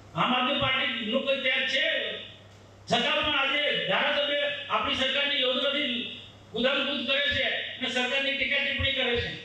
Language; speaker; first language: Gujarati; non-native, local second language; Vasavi